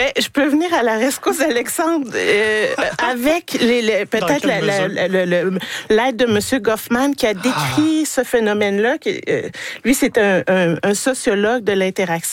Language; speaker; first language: French; native; French